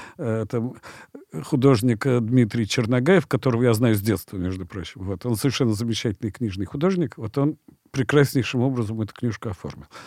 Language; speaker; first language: Russian; native; Russian